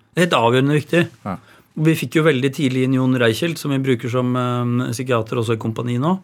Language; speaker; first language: Norwegian; native; Norwegian